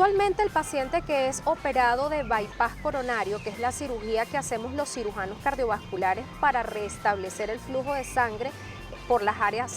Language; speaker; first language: Spanish; native; Spanish